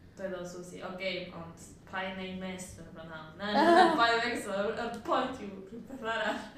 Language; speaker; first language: Welsh; non-native, learner; Spanish